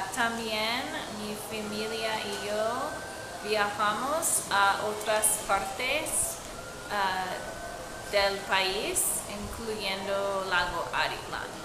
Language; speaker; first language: Spanish; non-native, learner; English